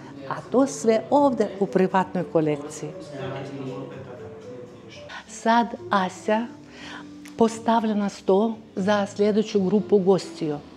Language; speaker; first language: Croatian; non-native, fluent; Russian